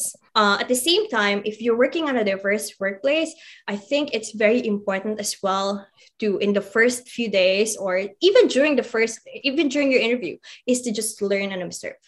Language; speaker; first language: English; non-native, local second language; Cebuano